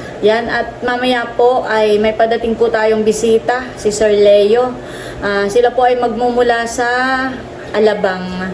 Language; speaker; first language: Filipino; native; Filipino